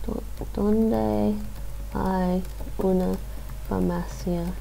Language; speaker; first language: Spanish; non-native, learner; English